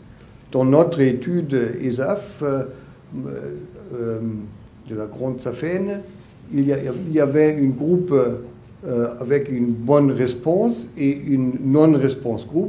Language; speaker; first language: French; non-native, learner; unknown